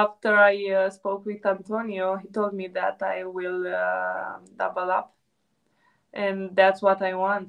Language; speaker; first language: English; non-native, fluent; Romanian